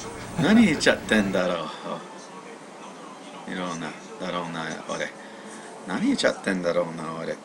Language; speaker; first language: Japanese; non-native, learner; English